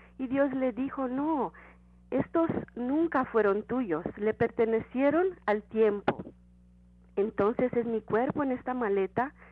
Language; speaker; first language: Spanish; non-native, fluent; Romanian